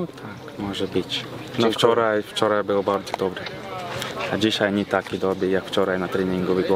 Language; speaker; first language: Polish; non-native, learner; Latvian